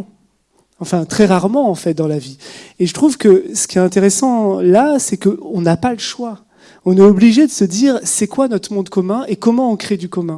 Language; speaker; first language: French; native; French